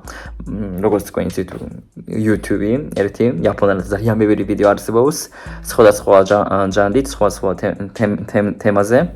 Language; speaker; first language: Georgian; non-native, fluent; Japanese